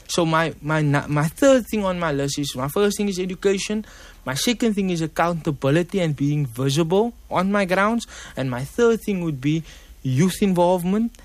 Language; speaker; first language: English; native; English